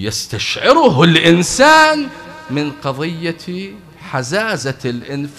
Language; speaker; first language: Arabic; native; Arabic